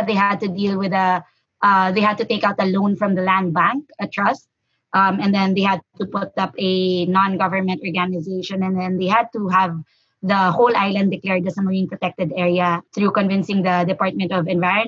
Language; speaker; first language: English; non-native, local second language; Hiligaynon